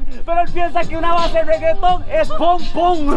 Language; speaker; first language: Spanish; native; Spanish